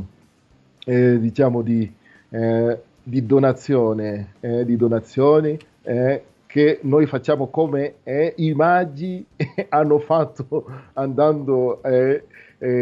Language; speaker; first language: Italian; non-native, fluent; Nande